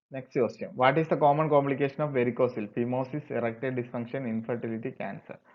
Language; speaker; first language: English; non-native, local second language; Malayalam